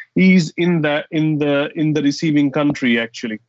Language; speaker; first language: English; non-native, fluent; Arabic